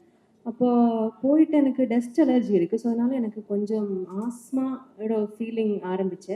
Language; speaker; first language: Tamil; non-native, learner; Malayalam